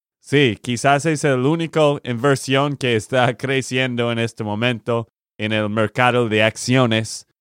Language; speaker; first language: Spanish; non-native, learner; English